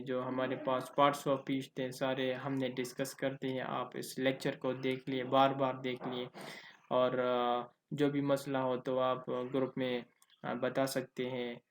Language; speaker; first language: Urdu; non-native, local second language; Pashto